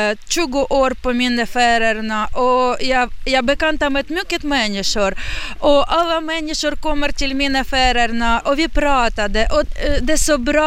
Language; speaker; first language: Swedish; non-native, learner; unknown